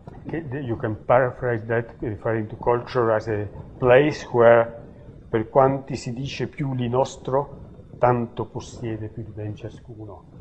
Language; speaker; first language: Italian; native; Italian